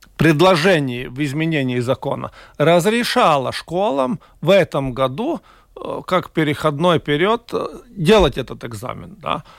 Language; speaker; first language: Russian; non-native, local second language; Latvian